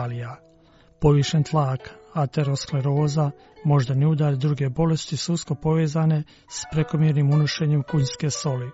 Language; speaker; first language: Croatian; native; Croatian